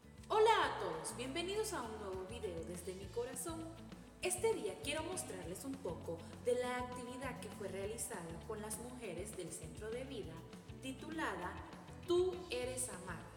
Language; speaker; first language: Spanish; native; Spanish